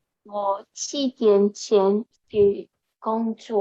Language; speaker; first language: Chinese; non-native, learner; Malay